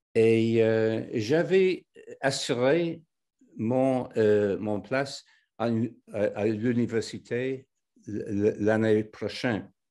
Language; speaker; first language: French; non-native, fluent; English